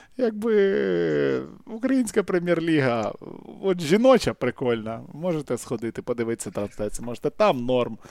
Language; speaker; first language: Ukrainian; non-native, local second language; Russian